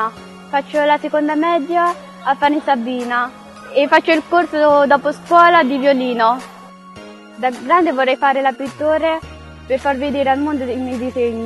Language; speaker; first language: Italian; early bilingual, other home language; Filipino